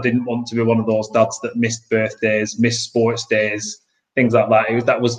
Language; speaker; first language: English; native; English